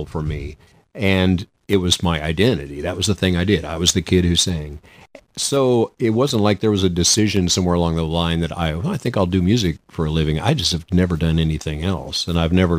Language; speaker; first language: English; native; English